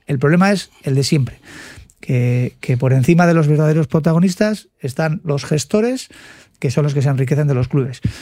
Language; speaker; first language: Spanish; native; Spanish